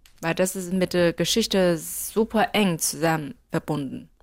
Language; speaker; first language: German; non-native, fluent; Chinese